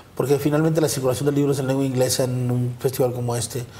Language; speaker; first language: Spanish; native; Spanish